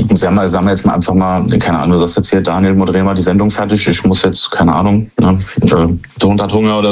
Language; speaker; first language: German; native; German